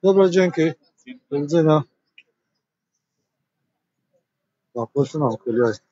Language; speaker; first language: Polish; non-native, learner; Tajik